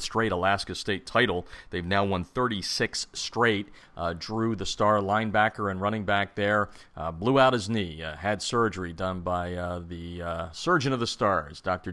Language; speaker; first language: English; native; English